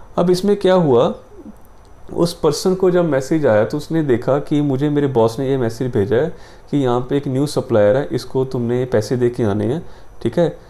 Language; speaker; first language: Hindi; non-native, local second language; Punjabi